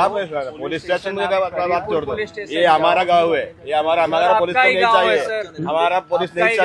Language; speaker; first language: Hindi; non-native, local second language; Malayalam